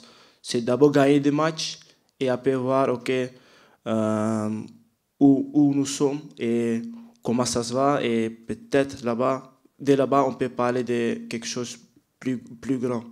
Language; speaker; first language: French; non-native, fluent; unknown